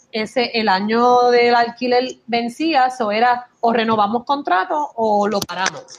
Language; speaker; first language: Spanish; native; Spanish